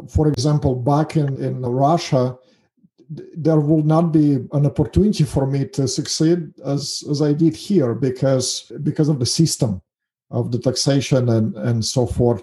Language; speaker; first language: English; non-native, fluent; Russian